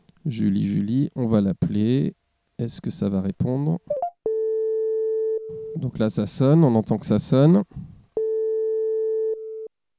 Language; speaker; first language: French; native; French